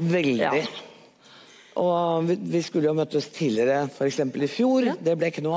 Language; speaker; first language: Norwegian; native; Norwegian